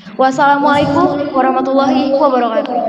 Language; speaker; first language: Indonesian; native; Indonesian